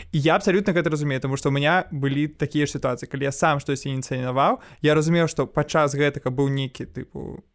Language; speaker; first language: Belarusian; non-native, local second language; Russian